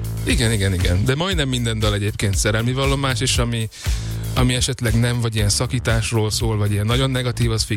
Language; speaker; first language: Hungarian; native; Hungarian